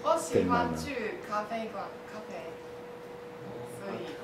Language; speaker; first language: Chinese; non-native, learner; Japanese